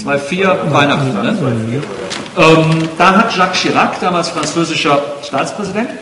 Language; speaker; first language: German; native; German